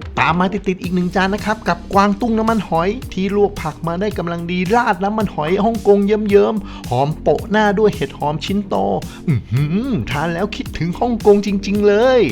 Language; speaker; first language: Thai; native; Thai